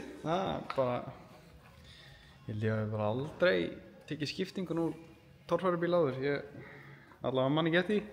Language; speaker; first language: Icelandic; native; Icelandic